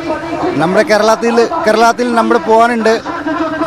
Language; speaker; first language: Malayalam; non-native, learner; Bangla